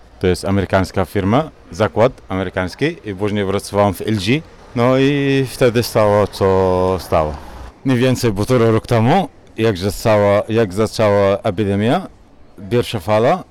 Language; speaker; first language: Polish; non-native, learner; Arabic